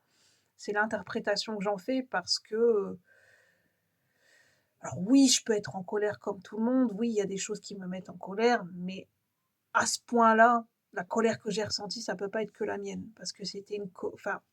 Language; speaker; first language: French; native; French